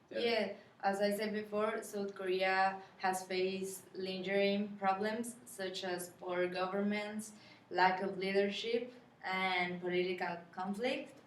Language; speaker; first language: English; non-native, learner; Spanish